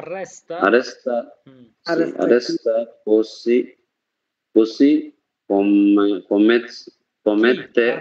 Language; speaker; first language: Italian; non-native, learner; Bangla